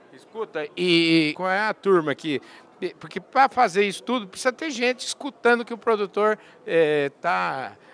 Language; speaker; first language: Portuguese; native; Portuguese